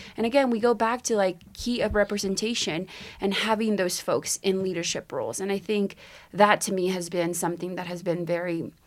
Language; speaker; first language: English; native; English